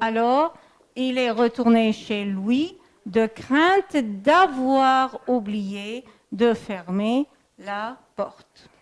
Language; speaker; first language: French; non-native, fluent; Arabic